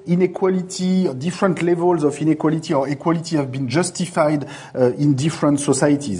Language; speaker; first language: English; non-native, fluent; French